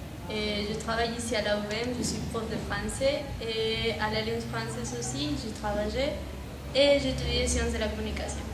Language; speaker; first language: French; non-native, fluent; Spanish